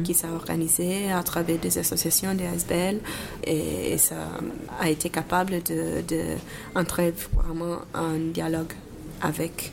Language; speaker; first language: French; non-native, fluent; Italian